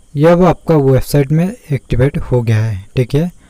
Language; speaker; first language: Hindi; native; Hindi